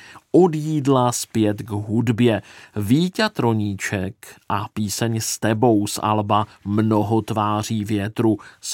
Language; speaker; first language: Czech; native; Czech